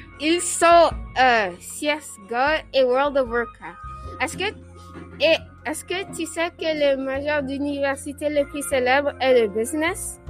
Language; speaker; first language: French; non-native, learner; English